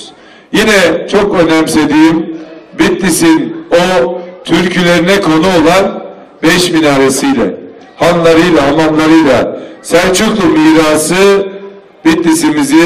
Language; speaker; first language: Turkish; native; Turkish